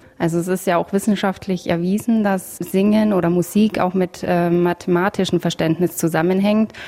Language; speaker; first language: German; native; German